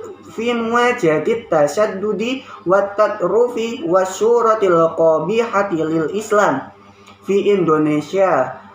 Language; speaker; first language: Arabic; non-native, learner; Indonesian